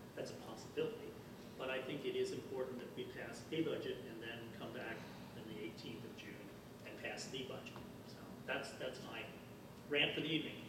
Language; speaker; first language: English; native; English